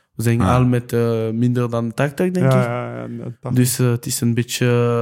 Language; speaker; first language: Dutch; non-native, local second language; French